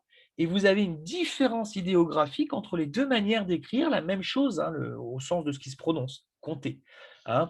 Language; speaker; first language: French; native; French